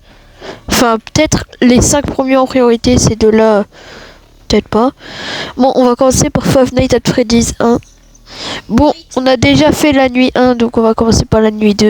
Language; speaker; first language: French; native; French